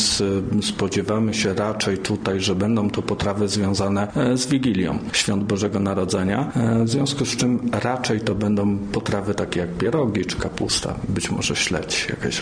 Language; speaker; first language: Polish; native; Polish